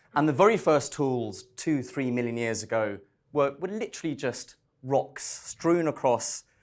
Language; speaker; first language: English; native; English